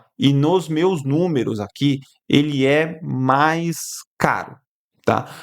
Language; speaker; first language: Portuguese; native; Portuguese